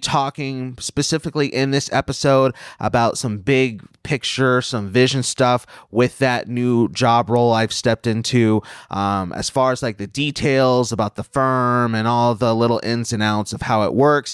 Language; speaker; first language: English; native; English